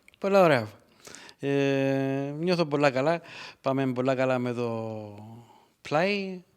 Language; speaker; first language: Greek; early bilingual, heritage; Greek